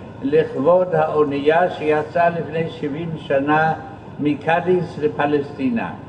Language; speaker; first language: Hebrew; non-native, fluent; German